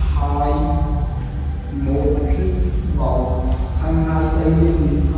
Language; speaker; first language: Vietnamese; non-native, learner; Hindi